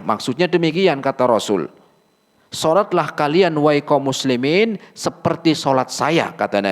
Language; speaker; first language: Indonesian; native; Indonesian